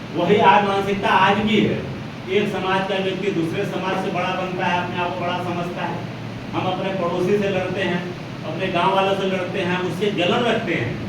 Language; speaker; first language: Hindi; native; Hindi